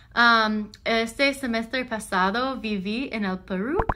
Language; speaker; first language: Spanish; non-native, learner; English